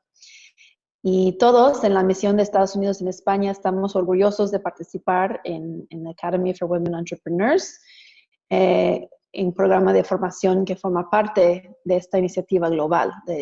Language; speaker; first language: Spanish; non-native, fluent; English